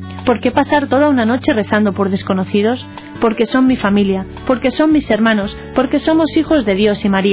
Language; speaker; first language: Spanish; native; Spanish